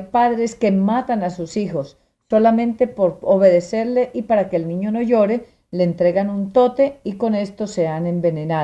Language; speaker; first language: Spanish; native; Spanish